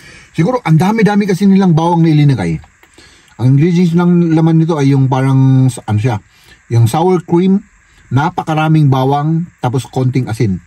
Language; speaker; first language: Filipino; non-native, local second language; Iloko